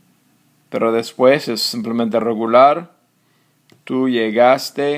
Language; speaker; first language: Spanish; non-native, fluent; English